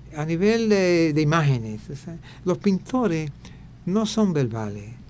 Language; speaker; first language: Spanish; early bilingual, heritage; Spanish